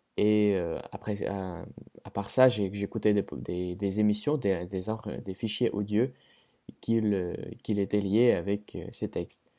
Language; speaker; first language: French; non-native, fluent; Russian